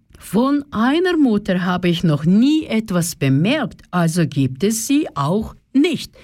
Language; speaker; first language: German; non-native, fluent; Russian